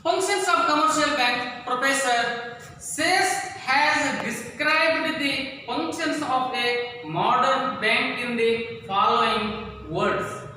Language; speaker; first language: English; non-native, local second language; Kannada